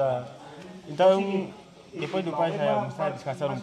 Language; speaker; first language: Portuguese; non-native, learner; Vietnamese